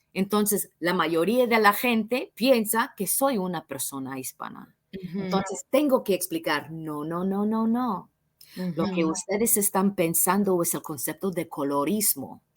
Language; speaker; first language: Spanish; non-native, fluent; English